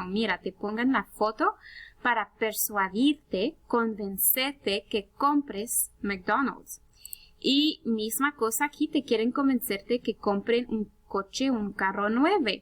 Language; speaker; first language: Spanish; early bilingual, heritage; Spanish